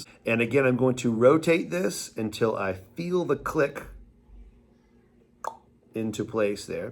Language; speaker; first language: English; native; English